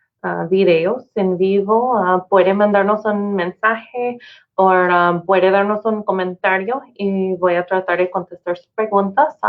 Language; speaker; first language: Spanish; non-native, learner; English